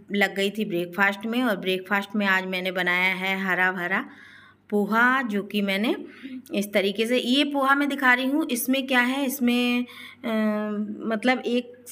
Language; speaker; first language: Hindi; native; Hindi